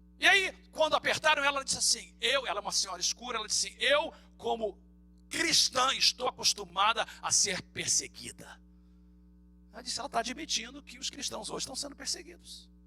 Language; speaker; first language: Portuguese; native; Portuguese